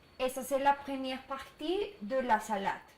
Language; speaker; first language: French; non-native, learner; Spanish